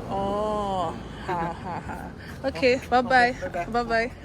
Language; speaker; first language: Chinese; non-native, fluent; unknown